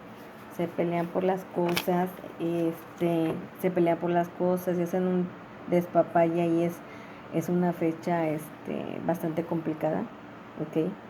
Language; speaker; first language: Spanish; native; Spanish